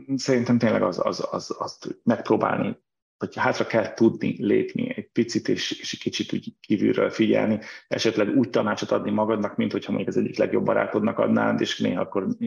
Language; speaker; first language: Hungarian; native; Hungarian